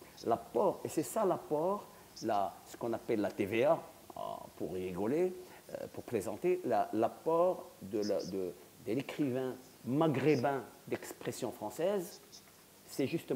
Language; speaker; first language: French; non-native, local second language; Arabic